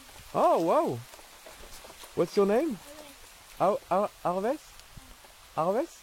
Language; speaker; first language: English; non-native, learner; French